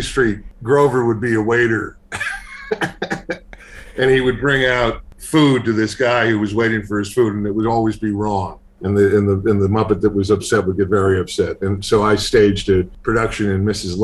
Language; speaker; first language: English; native; English